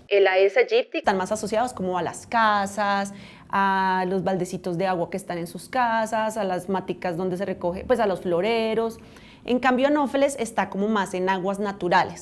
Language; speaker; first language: Spanish; native; Spanish